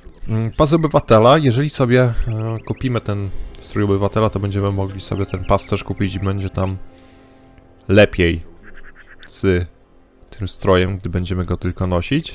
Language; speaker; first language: Polish; native; Polish